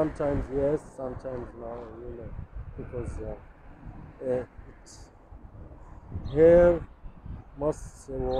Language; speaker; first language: English; non-native, learner; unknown